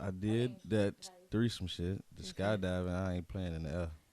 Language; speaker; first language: English; native; English